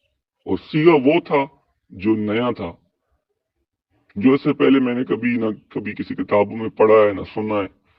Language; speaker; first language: Urdu; native; Urdu